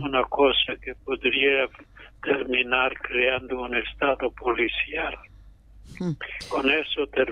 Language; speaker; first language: Spanish; non-native, fluent; English